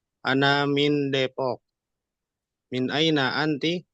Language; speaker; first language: Arabic; non-native, learner; Indonesian